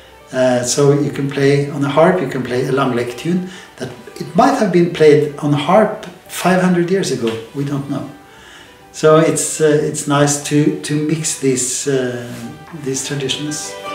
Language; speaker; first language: English; non-native, fluent; Norwegian